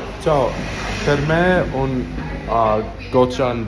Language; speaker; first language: Italian; non-native, learner; English